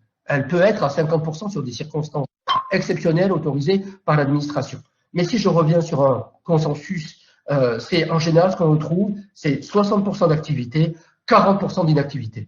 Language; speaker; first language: French; native; French